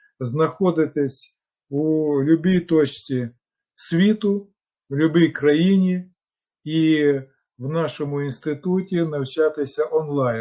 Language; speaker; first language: Ukrainian; non-native, local second language; Russian